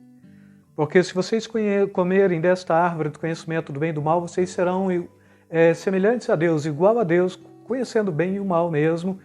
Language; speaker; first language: Portuguese; native; Portuguese